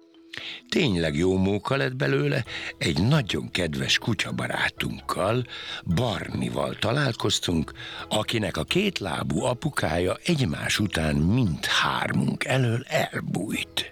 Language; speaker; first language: Hungarian; native; Hungarian